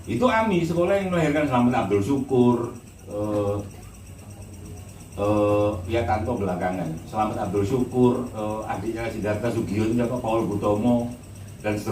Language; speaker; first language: Indonesian; non-native, local second language; Javanese